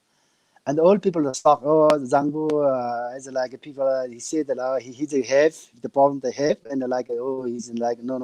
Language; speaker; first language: English; non-native, learner; Nepali